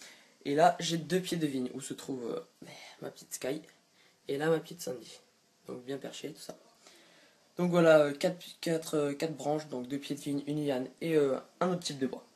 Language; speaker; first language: French; native; French